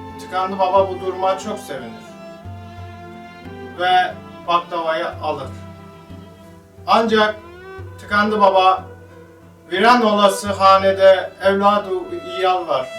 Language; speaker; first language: Turkish; native; Turkish